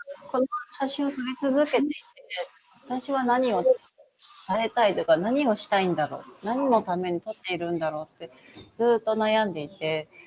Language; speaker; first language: Japanese; native; Japanese